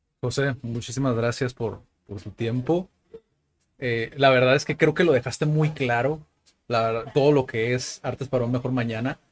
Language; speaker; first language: Spanish; native; Spanish